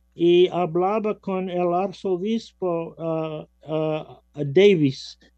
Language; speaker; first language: Spanish; non-native, learner; English